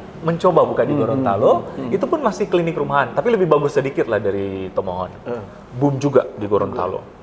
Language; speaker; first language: Indonesian; native; Indonesian